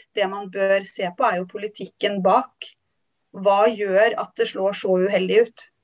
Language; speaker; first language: Norwegian; native; Norwegian